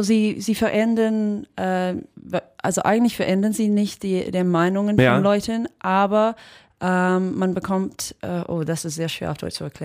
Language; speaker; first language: German; non-native, fluent; English